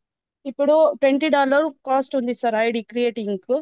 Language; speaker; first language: Telugu; non-native, learner; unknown